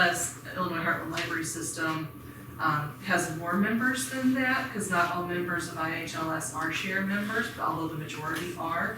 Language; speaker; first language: English; native; English